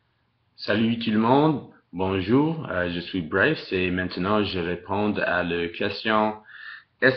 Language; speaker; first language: French; non-native, local second language; English